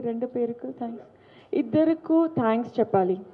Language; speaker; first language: Telugu; non-native, fluent; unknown